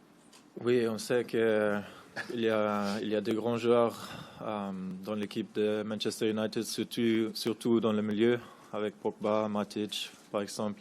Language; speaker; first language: French; non-native, fluent; German